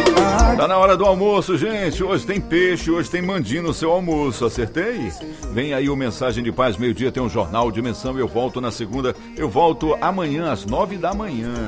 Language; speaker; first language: Portuguese; native; Portuguese